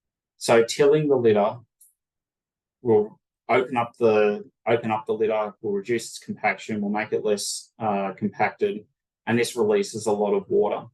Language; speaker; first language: English; native; English